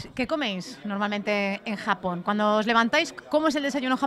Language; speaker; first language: Spanish; native; Spanish